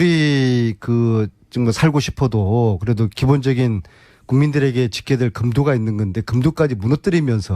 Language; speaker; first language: Korean; native; Korean